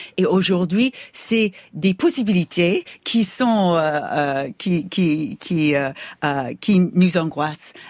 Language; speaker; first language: French; non-native, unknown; English